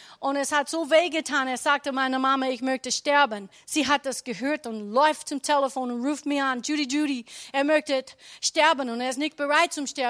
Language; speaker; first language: German; non-native, learner; English